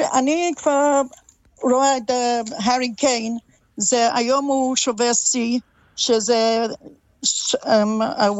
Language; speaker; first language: Hebrew; non-native, fluent; English